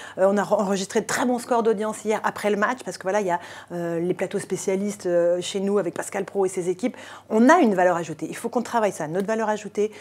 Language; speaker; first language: French; native; French